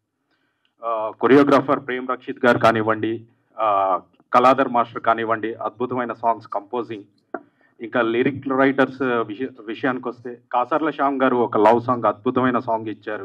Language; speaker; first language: Telugu; native; Telugu